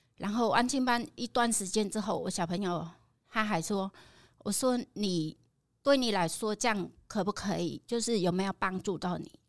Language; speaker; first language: Chinese; non-native, fluent; Khmer